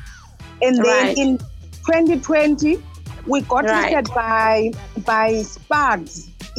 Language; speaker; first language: English; non-native, local second language; Xhosa